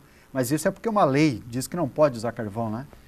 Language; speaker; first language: Portuguese; native; Portuguese